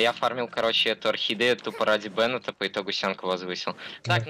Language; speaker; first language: Russian; native; Russian